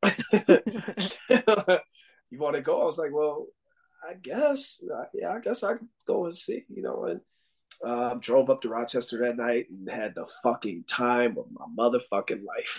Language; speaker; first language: English; native; English